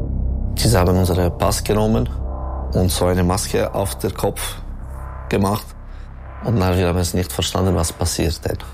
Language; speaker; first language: German; non-native, local second language; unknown